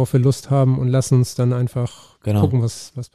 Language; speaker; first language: German; native; German